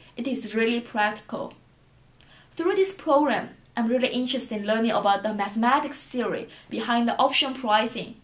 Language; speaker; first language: English; non-native, fluent; Chinese